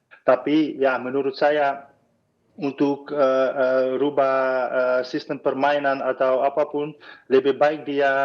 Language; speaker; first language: Indonesian; non-native, fluent; Dutch